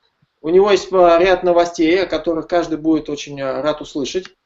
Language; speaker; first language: Russian; native; Russian